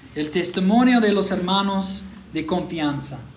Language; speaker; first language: Spanish; non-native, fluent; English